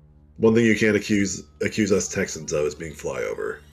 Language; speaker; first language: English; native; English